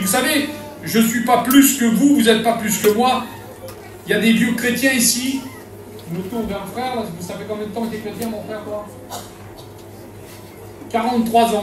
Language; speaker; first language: French; native; French